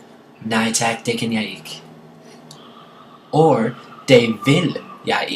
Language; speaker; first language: Danish; non-native, learner; English